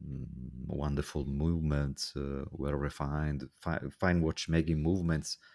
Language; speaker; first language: English; non-native, fluent; Italian